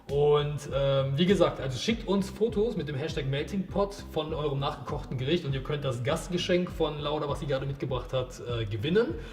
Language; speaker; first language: German; early bilingual, other home language; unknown